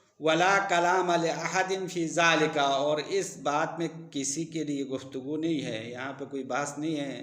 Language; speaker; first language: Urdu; non-native, local second language; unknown